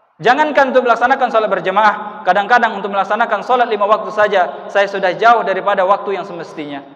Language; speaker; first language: Malay; native; Malay